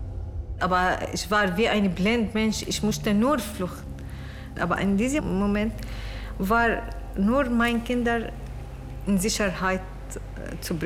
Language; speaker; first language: German; non-native, learner; Arabic